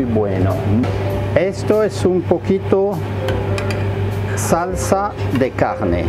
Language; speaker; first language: Spanish; non-native, learner; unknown